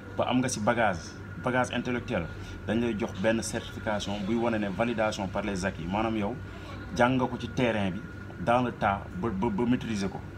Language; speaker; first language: Wolof; native; Wolof